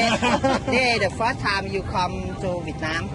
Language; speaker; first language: English; non-native, learner; Vietnamese